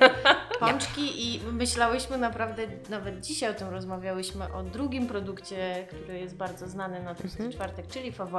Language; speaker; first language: Polish; native; Polish